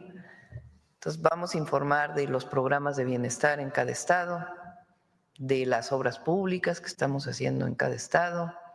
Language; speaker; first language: Spanish; native; Spanish